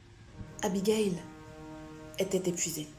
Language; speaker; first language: French; native; French